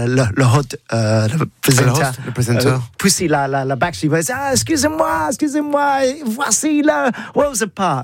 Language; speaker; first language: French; non-native, learner; English